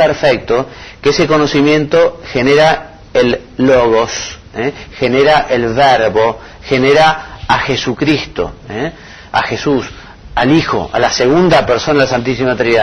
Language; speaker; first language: Spanish; native; Spanish